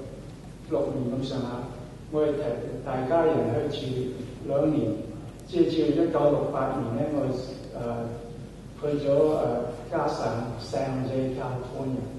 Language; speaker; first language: Cantonese; early bilingual, heritage; Cantonese